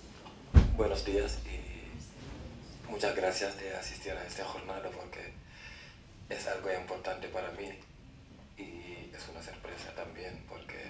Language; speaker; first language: Spanish; non-native, fluent; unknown